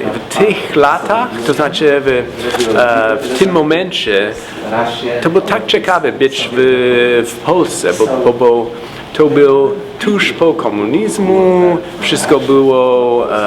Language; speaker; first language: Polish; non-native, learner; English